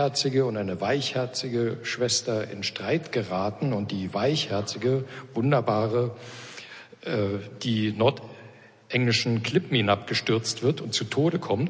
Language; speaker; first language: German; native; German